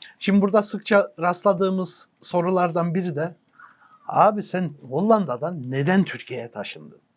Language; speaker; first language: Turkish; early bilingual, heritage; Turkish